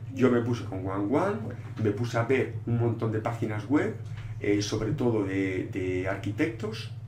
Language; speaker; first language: Spanish; non-native, local second language; Galician